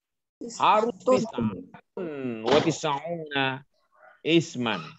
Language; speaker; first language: Arabic; non-native, fluent; Indonesian